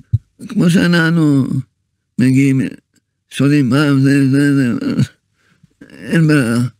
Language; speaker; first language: Hebrew; early bilingual, other home language; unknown